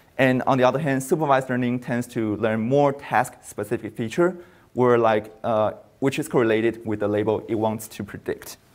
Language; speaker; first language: English; non-native, fluent; Chinese